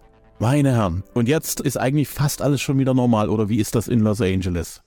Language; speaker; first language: German; native; German